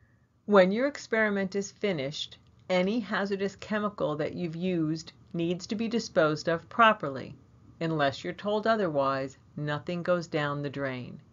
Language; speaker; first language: English; native; English